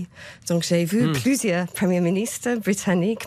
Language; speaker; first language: French; non-native, fluent; English